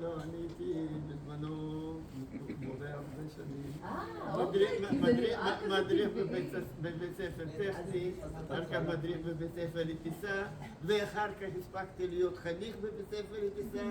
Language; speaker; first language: Hebrew; non-native, fluent; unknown